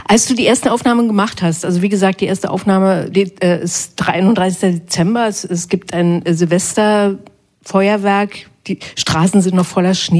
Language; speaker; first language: German; native; German